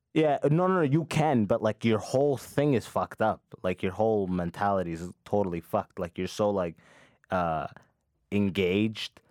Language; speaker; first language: English; early bilingual, other home language; Arabic